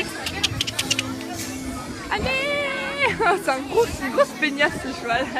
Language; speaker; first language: French; native; French